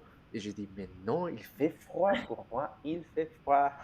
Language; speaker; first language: French; non-native, fluent; Spanish